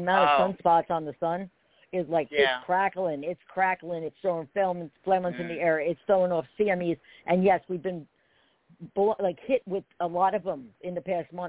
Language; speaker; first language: English; native; English